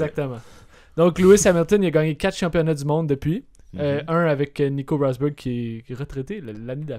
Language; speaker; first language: French; native; French